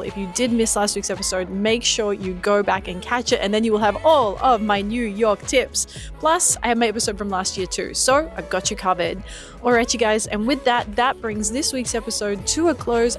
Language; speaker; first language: English; native; English